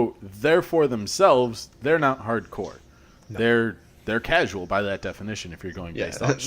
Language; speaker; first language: English; native; English